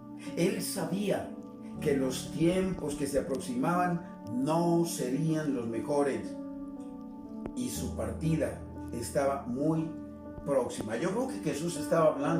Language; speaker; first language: Spanish; native; Spanish